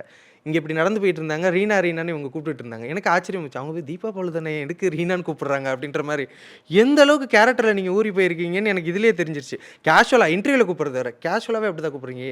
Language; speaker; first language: Tamil; native; Tamil